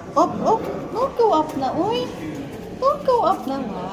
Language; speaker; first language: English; non-native, local second language; Filipino